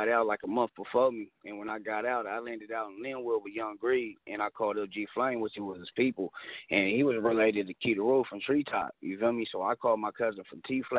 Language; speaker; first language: English; native; English